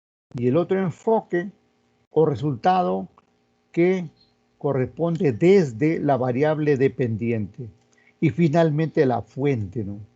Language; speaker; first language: Spanish; native; Spanish